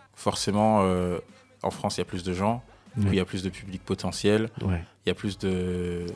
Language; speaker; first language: French; native; French